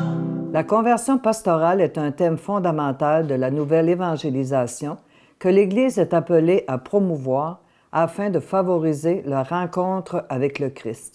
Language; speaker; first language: French; native; French